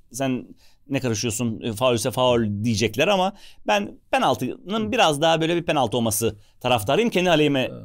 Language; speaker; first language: Turkish; native; Turkish